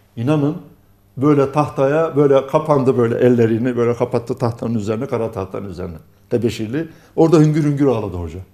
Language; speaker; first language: Turkish; non-native, local second language; Arabic